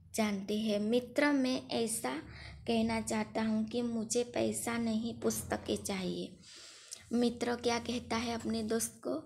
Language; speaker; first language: Hindi; non-native, local second language; Gujarati